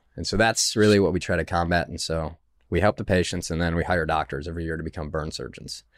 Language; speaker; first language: English; native; English